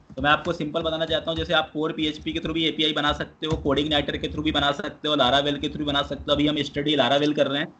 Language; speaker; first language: Hindi; native; Hindi